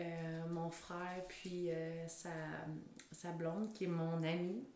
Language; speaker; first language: French; native; French